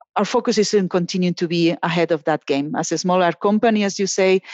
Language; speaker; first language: English; non-native, fluent; Spanish